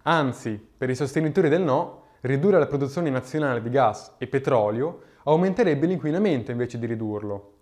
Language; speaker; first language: Italian; native; Italian